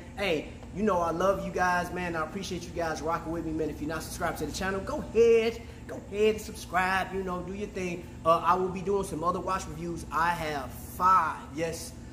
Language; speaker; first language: English; native; English